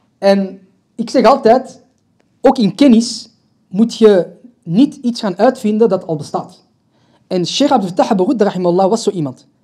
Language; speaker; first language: Dutch; early bilingual, other home language; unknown